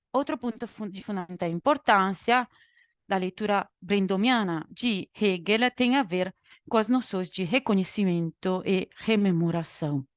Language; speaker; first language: Portuguese; non-native, fluent; Italian